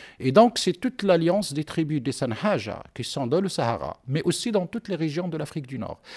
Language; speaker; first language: French; non-native, local second language; Arabic